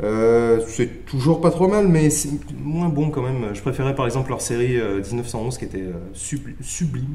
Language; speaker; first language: French; native; French